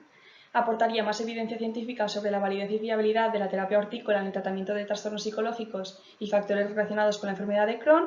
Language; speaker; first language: Spanish; native; Spanish